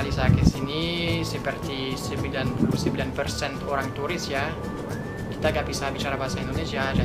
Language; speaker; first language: Indonesian; non-native, fluent; French